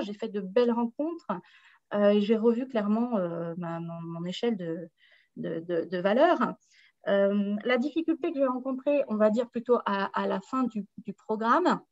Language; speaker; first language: French; native; French